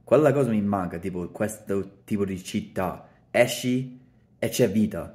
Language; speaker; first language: Italian; non-native, fluent; English